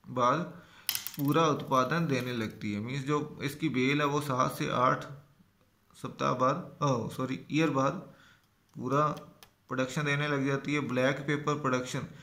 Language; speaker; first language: Hindi; non-native, local second language; Punjabi